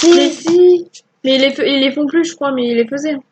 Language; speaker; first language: French; native; French